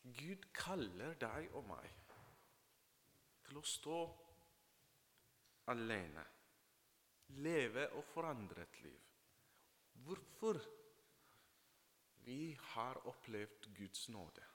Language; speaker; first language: Norwegian; non-native, fluent; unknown